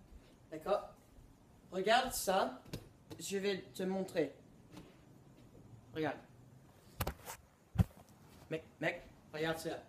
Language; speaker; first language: French; non-native, learner; English